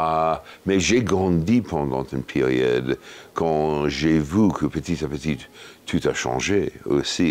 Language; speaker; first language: French; non-native, fluent; English